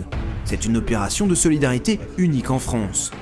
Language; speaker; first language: French; native; French